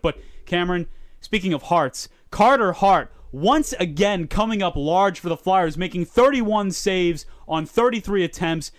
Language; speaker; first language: English; native; English